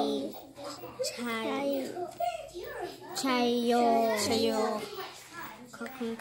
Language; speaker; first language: Thai; early bilingual, heritage; Thai